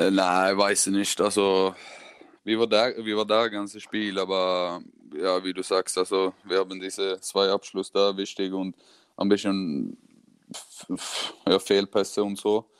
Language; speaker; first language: German; non-native, learner; Swedish